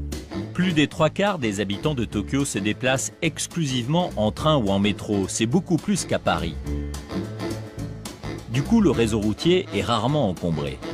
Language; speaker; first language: French; native; French